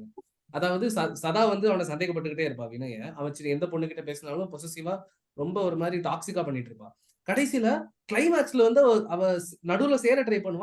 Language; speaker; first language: Tamil; native; Tamil